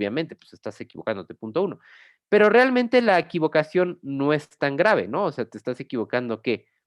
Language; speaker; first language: Spanish; native; Spanish